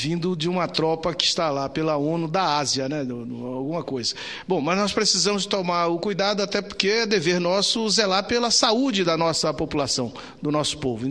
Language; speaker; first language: Portuguese; native; Portuguese